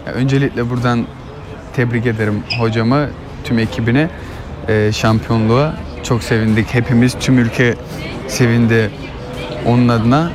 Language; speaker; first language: Turkish; early bilingual, heritage; Turkish